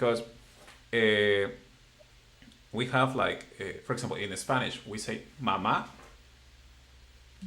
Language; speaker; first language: English; non-native, fluent; Spanish